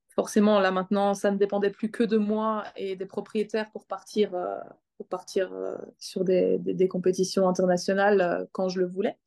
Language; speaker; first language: French; native; French